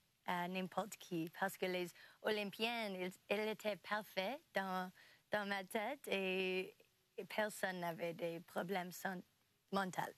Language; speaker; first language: French; non-native, local second language; English